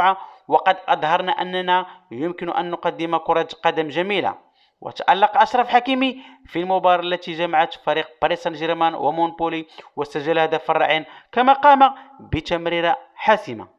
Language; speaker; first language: Arabic; native; Arabic